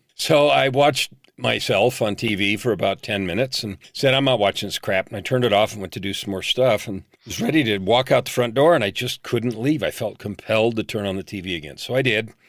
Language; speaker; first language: English; native; English